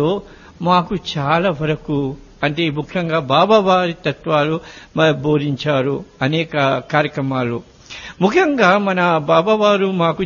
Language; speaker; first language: Telugu; non-native, fluent; Morisyen